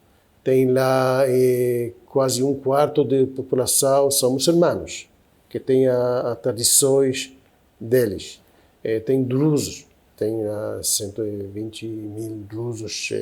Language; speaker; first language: Portuguese; non-native, fluent; Hebrew